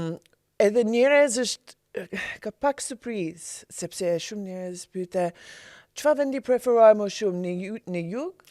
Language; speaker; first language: Albanian; non-native, learner; English